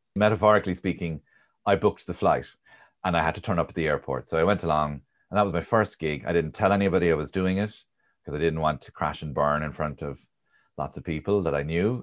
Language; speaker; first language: English; native; English